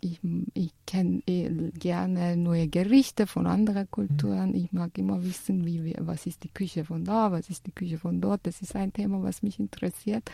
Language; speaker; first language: German; non-native, fluent; Persian